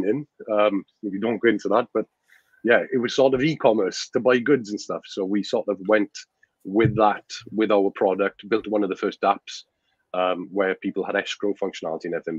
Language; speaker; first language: English; native; English